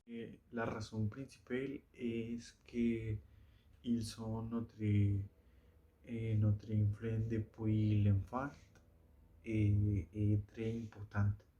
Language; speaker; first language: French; non-native, learner; Spanish